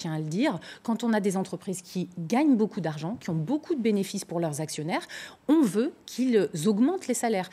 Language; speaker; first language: French; native; French